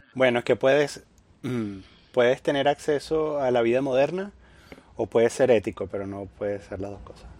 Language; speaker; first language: Spanish; native; Spanish